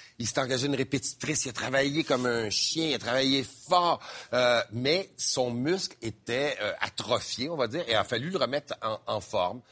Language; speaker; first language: French; native; French